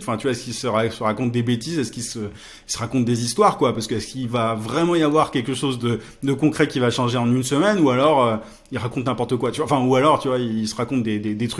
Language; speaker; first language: French; native; French